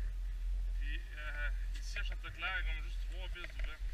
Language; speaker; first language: French; native; French